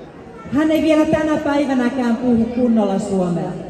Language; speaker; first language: Finnish; early bilingual, other home language; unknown